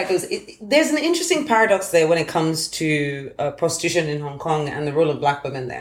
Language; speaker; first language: English; non-native, local second language; Yoruba